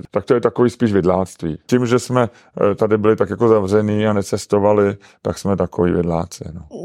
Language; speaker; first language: Czech; native; Czech